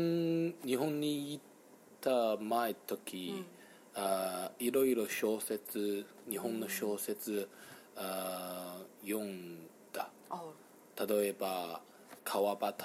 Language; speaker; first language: Japanese; non-native, learner; Chinese